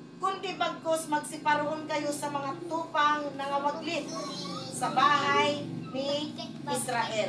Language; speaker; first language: Filipino; non-native, local second language; Waray